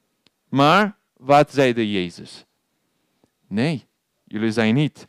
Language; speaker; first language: Dutch; non-native, learner; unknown